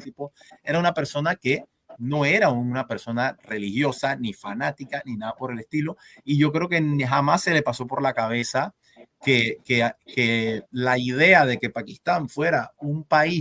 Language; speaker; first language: Spanish; native; Spanish